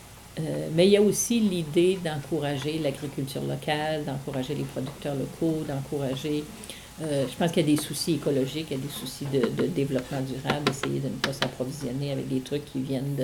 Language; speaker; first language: French; native; French